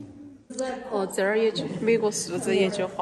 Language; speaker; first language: Chinese; native; Chinese